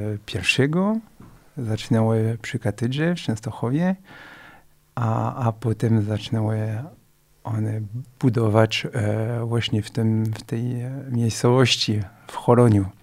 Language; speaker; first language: Polish; non-native, fluent; French